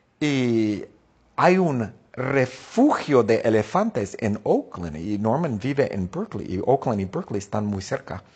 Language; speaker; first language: Spanish; non-native, fluent; English